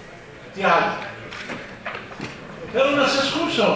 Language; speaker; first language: Greek; early bilingual, heritage; Greek